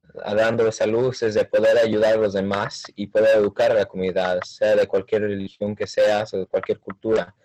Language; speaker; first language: Spanish; early bilingual, heritage; Spanish